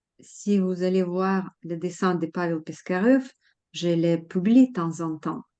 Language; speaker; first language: French; non-native, fluent; Russian